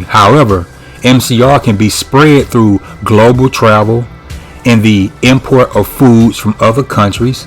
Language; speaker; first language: English; native; English